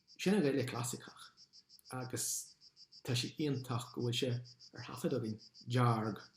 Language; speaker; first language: Irish; non-native, local second language; English